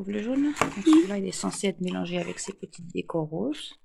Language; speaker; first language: French; native; French